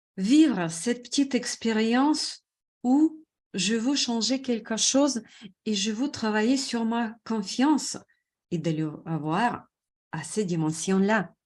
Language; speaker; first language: French; non-native, fluent; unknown